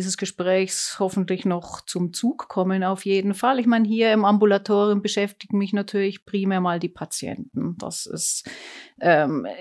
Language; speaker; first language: German; native; German